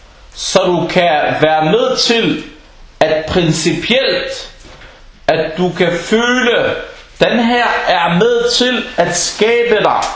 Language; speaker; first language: Danish; non-native, local second language; Arabic